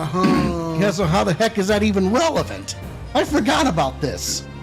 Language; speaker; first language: English; native; English